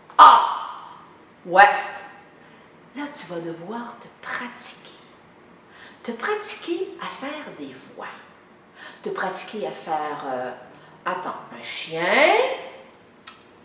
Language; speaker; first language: French; native; French